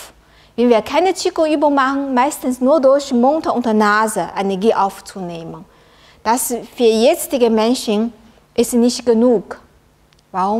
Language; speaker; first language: German; non-native, learner; Chinese